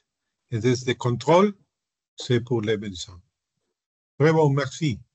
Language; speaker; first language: French; non-native, learner; Spanish